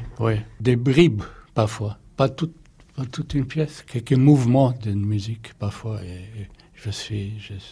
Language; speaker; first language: French; non-native, fluent; German